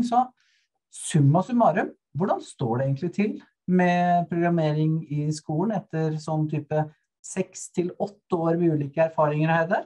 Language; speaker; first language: Norwegian; native; Norwegian